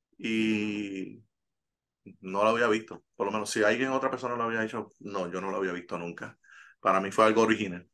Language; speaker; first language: Spanish; native; Spanish